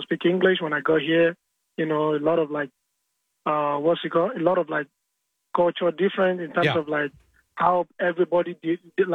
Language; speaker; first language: English; non-native, local second language; Yoruba